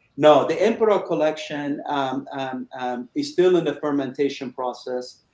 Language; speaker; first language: English; early bilingual, other home language; Persian